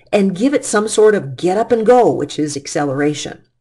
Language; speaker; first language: English; native; English